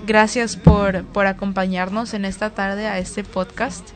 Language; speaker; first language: Spanish; early bilingual, heritage; Spanish